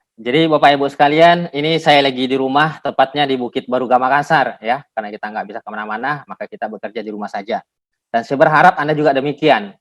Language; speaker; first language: Indonesian; non-native, local second language; Buginese